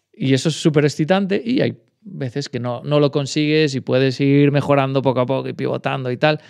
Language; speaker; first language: Spanish; native; Spanish